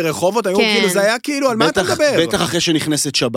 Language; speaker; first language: Hebrew; native; Hebrew